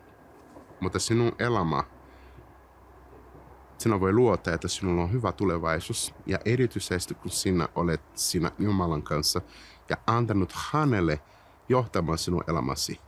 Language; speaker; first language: Finnish; early bilingual, heritage; Finnish